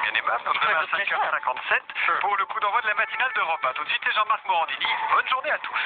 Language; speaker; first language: French; native; French